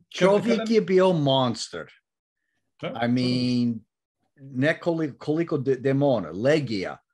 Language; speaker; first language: Croatian; early bilingual, heritage; Croatian